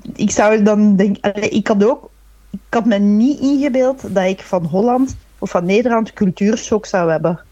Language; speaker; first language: Dutch; native; Dutch